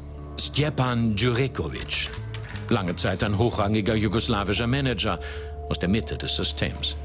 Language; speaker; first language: German; native; German